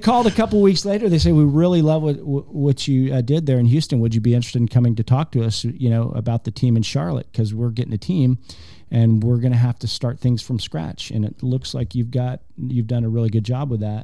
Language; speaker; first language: English; native; English